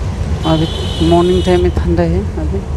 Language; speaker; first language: Hindi; non-native, local second language; Assamese